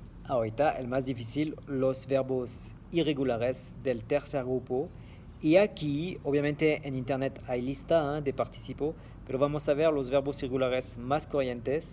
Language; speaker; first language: Spanish; non-native, fluent; French